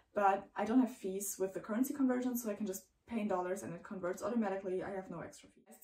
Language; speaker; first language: English; non-native, fluent; German